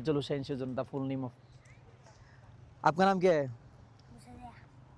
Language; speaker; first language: Hindi; non-native, learner; Bangla